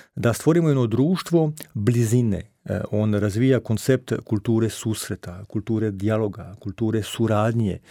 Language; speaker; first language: Croatian; native; Croatian